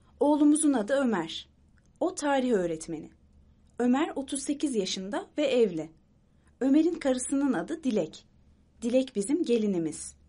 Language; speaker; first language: Turkish; non-native, fluent; Arabic